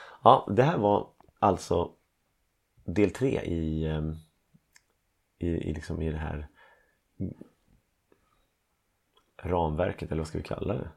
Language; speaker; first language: Swedish; native; Swedish